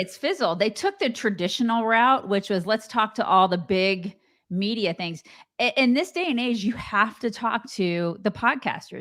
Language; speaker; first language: English; native; English